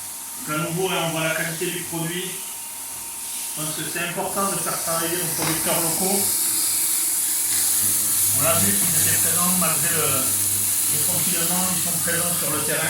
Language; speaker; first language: French; native; French